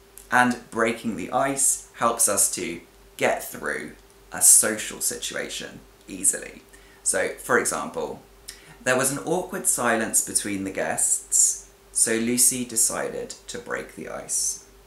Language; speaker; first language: English; native; English